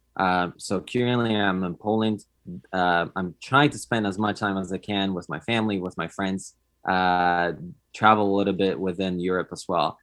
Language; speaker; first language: English; non-native, fluent; Polish